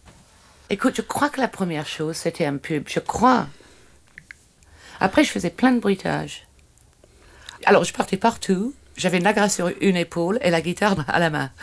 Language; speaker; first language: French; native; French